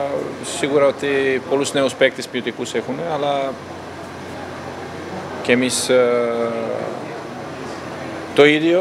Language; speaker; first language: Greek; non-native, fluent; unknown